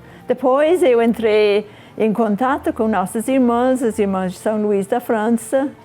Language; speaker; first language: Portuguese; non-native, fluent; English